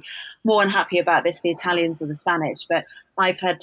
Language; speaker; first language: English; native; English